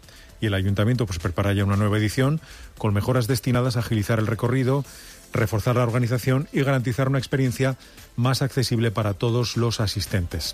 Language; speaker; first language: Spanish; native; Spanish